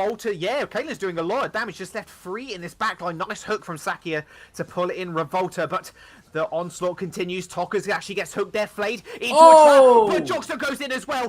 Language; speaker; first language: English; native; English